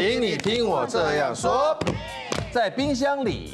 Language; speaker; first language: Chinese; native; Chinese